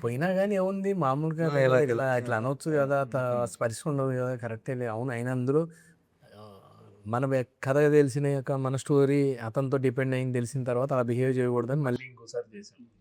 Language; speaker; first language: Telugu; native; Telugu